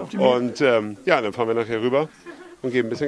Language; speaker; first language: German; native; German